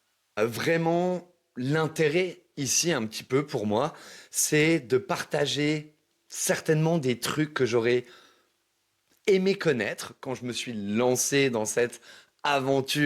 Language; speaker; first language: French; native; French